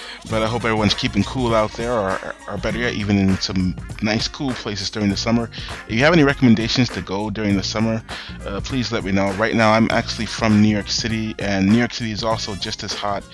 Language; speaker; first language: English; native; English